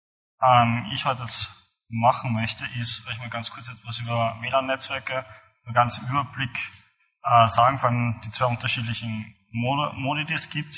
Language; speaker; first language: German; native; German